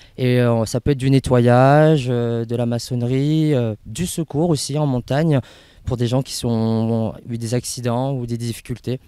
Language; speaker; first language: French; native; French